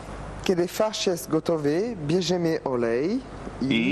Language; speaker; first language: Polish; non-native, learner; French